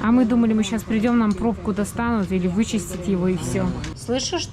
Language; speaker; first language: Russian; native; Russian